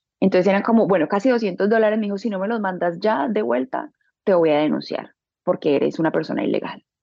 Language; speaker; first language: Spanish; native; Spanish